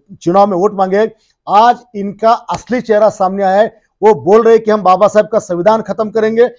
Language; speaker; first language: Hindi; non-native, local second language; Marathi